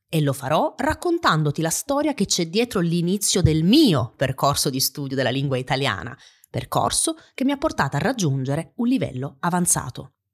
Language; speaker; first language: Italian; native; Italian